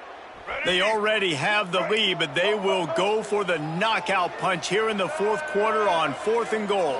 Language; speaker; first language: English; native; English